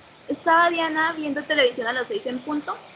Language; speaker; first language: Spanish; native; Spanish